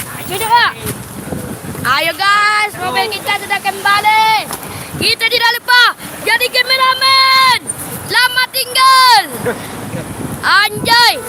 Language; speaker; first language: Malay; non-native, local second language; Minangkabau